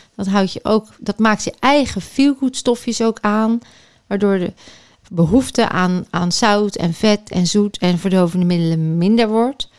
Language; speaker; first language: Dutch; native; Dutch